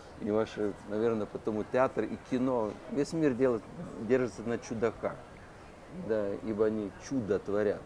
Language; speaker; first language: Russian; non-native, local second language; Lithuanian